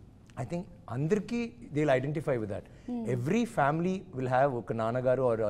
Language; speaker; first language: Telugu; non-native, learner; Tamil